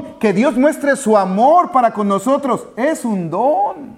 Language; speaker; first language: Spanish; native; Spanish